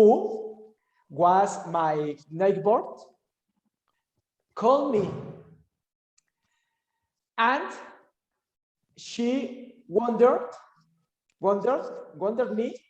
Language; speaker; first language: English; non-native, learner; Spanish